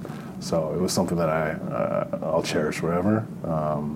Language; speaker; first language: English; native; English